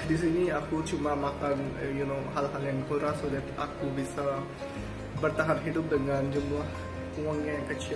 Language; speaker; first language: Indonesian; non-native, learner; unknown